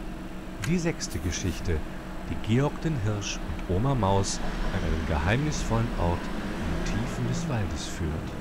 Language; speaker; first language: German; native; German